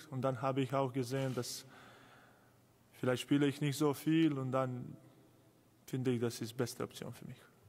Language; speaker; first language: German; non-native, learner; Croatian